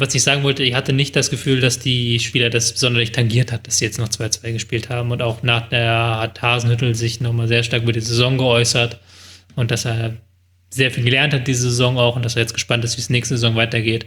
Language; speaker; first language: German; native; German